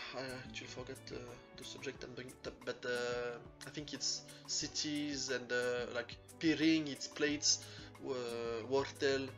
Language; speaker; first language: English; non-native, fluent; French